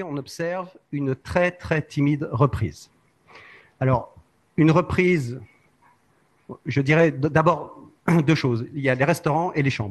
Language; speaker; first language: French; native; French